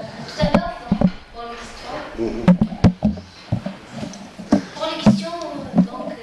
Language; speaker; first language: French; non-native, learner; Arabic